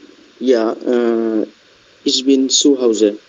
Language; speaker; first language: German; non-native, learner; Bangla